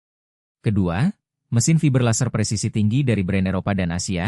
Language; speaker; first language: Indonesian; native; Indonesian